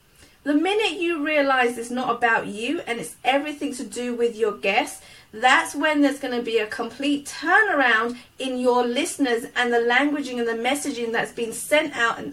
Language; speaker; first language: English; native; English